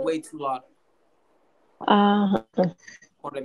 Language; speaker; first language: English; non-native, learner; Indonesian